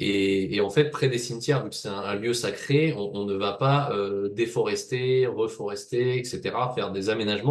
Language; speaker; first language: French; native; French